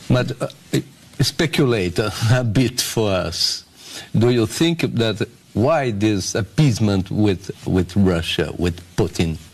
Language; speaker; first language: English; non-native, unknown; Portuguese